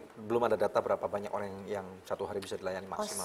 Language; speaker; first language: Indonesian; native; Indonesian